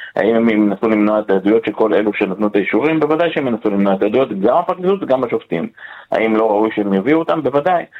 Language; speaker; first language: Hebrew; native; Hebrew